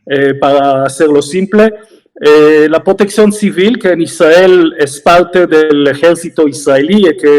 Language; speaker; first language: Spanish; non-native, fluent; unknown